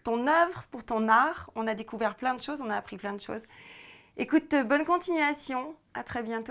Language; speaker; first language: French; native; French